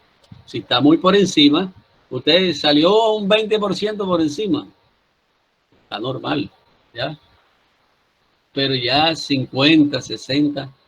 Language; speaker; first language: Spanish; native; Spanish